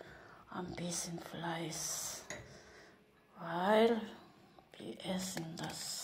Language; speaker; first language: German; non-native, learner; Filipino